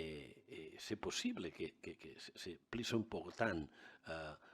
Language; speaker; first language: French; non-native, learner; Catalan